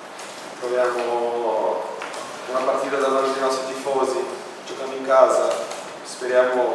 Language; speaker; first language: Italian; non-native, fluent; Portuguese